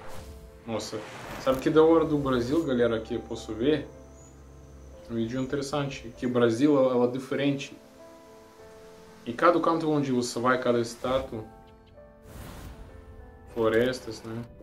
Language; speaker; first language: Portuguese; non-native, learner; Russian